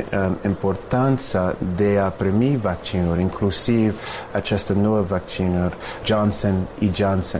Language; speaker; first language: Romanian; non-native, fluent; English